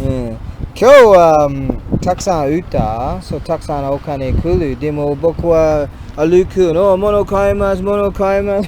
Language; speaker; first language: Japanese; non-native, learner; English